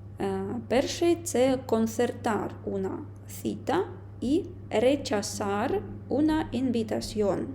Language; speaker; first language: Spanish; non-native, fluent; Ukrainian